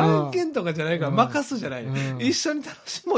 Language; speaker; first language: Japanese; native; Japanese